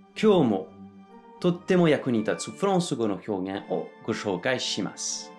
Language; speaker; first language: Japanese; non-native, fluent; French